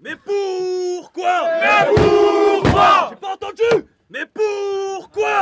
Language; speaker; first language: French; native; French